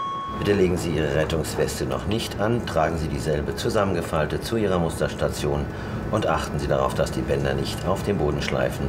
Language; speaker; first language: German; native; German